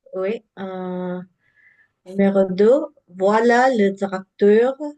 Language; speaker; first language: French; non-native, learner; English